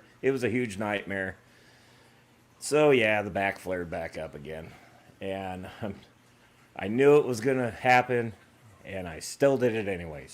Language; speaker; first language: English; native; English